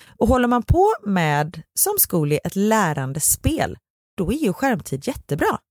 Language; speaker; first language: Swedish; native; Swedish